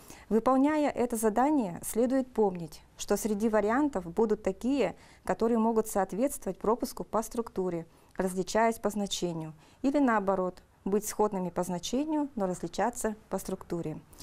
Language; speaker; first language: Russian; native; Russian